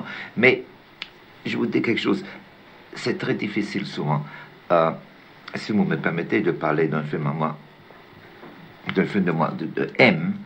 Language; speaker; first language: French; non-native, learner; German